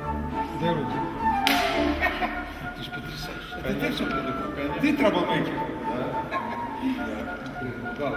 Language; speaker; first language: Russian; native; Russian